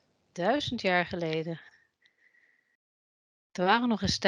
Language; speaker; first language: Dutch; native; Dutch